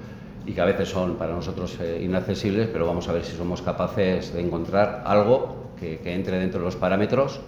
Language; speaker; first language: Spanish; native; Spanish